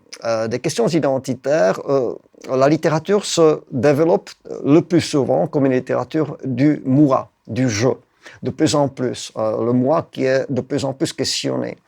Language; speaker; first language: French; non-native, fluent; Czech